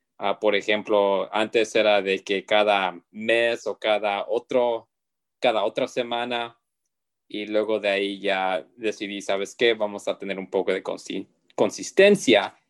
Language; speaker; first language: Spanish; early bilingual, heritage; Spanish